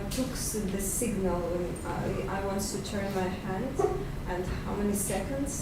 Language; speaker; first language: English; non-native, learner; Ukrainian